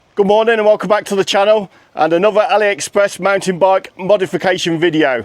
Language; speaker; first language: English; native; English